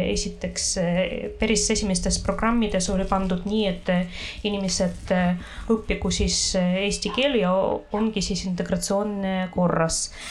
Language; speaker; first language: Estonian; non-native, local second language; Russian